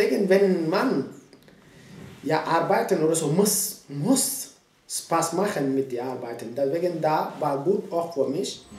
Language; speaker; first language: German; non-native, learner; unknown